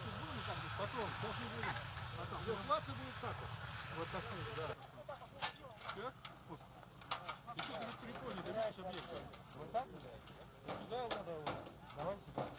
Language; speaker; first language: Russian; native; Russian